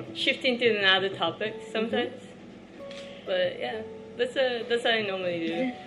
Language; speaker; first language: English; non-native, fluent; Japanese